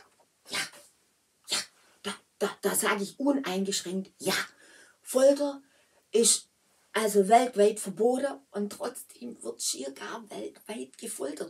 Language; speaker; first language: German; native; German